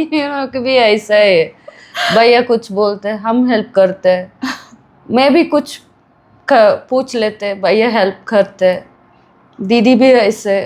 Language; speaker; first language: Hindi; non-native, local second language; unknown